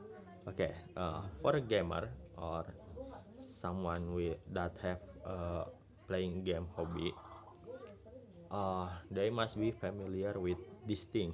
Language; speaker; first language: English; non-native, learner; Indonesian